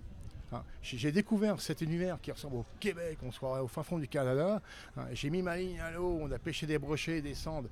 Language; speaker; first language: French; native; French